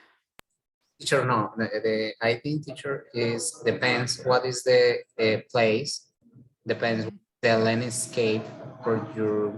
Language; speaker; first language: English; non-native, learner; Spanish